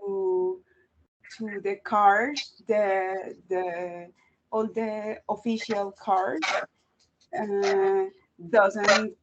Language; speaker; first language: English; non-native, learner; Spanish